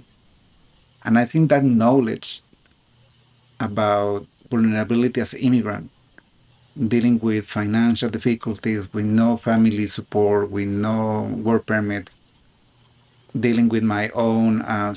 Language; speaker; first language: English; non-native, fluent; Spanish